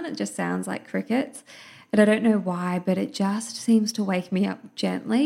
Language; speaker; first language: English; native; English